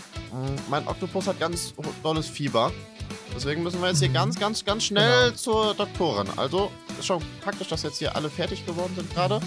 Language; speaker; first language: German; native; German